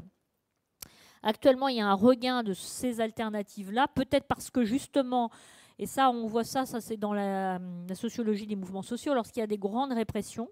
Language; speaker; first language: French; native; French